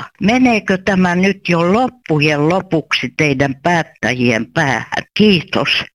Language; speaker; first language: Finnish; native; Finnish